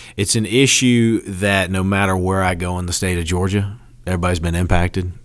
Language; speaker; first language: English; native; English